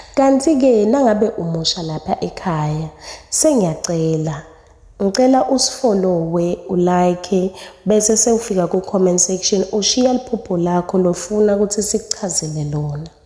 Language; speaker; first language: Zulu; non-native, local second language; Swati